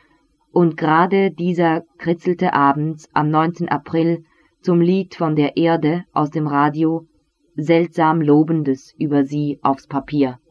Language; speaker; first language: German; native; German